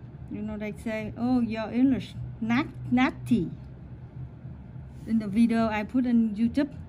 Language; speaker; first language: English; non-native, learner; Vietnamese